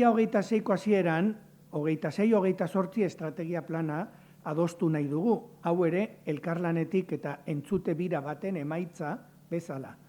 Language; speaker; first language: Basque; native; Basque